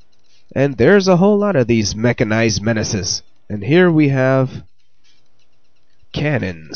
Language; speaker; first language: English; native; English